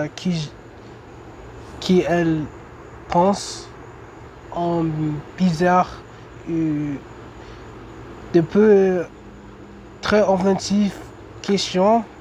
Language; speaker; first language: French; non-native, learner; English